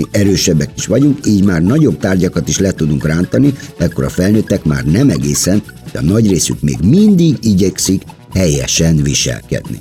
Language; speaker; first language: Hungarian; native; Hungarian